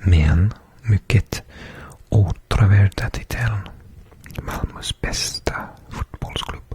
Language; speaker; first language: Swedish; non-native, fluent; English